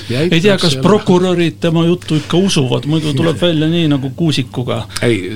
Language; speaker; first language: Estonian; non-native, local second language; Russian